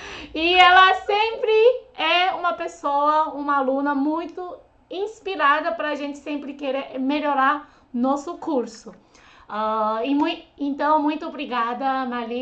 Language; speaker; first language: Portuguese; non-native, fluent; Chinese